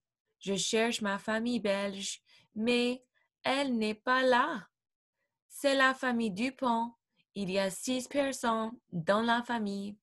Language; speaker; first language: French; non-native, fluent; English